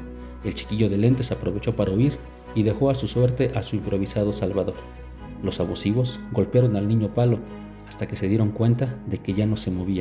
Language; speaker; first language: Spanish; native; Spanish